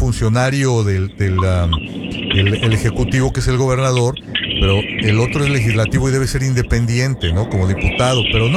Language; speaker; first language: Spanish; native; Spanish